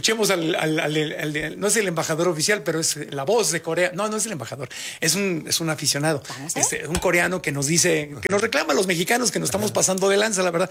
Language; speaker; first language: Spanish; native; Spanish